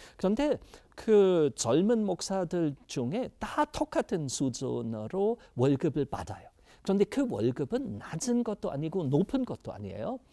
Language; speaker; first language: Korean; non-native, fluent; German